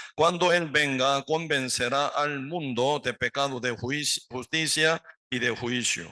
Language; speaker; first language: Spanish; non-native, learner; Korean